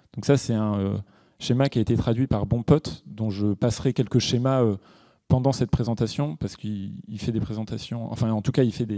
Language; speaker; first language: French; native; French